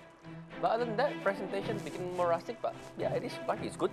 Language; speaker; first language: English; non-native, fluent; Indonesian